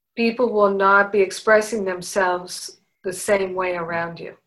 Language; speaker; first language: English; native; English